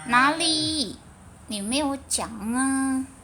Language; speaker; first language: Chinese; early bilingual, heritage; Chinese